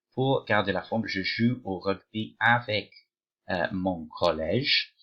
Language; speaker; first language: French; non-native, fluent; English